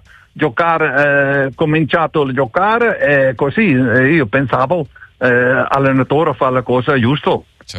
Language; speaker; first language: Italian; non-native, learner; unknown